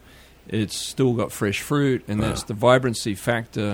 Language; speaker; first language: English; native; English